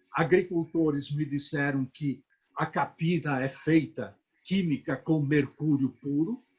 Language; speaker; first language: Portuguese; native; Portuguese